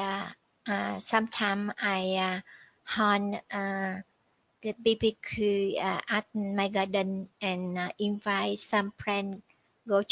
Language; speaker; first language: English; non-native, learner; Vietnamese